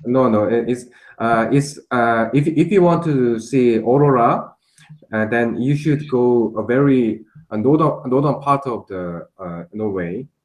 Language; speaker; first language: English; non-native, learner; Korean